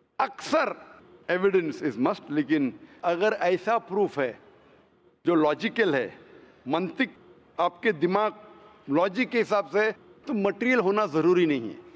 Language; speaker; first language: Hindi; non-native, local second language; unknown